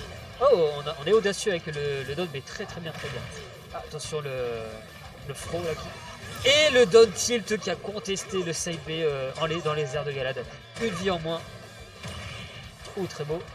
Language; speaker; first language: French; native; French